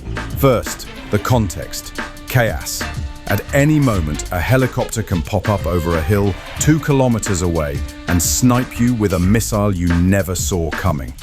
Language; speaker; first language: English; native; English